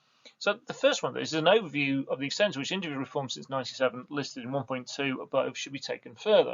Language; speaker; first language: English; native; English